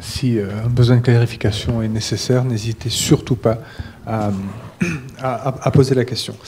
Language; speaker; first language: French; native; French